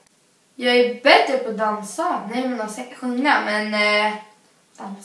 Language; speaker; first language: Swedish; early bilingual, other home language; Arabic